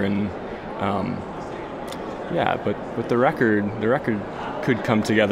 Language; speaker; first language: English; native; English